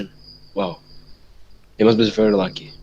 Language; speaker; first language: English; non-native, learner; Indonesian